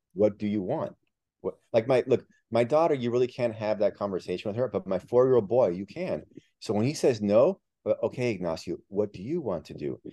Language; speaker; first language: English; early bilingual, other home language; Spanish